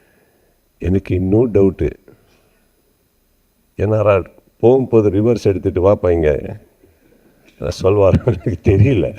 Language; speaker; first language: Tamil; non-native, learner; Kannada